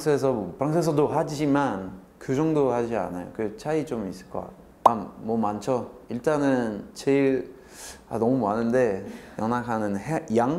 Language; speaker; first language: Korean; non-native, fluent; French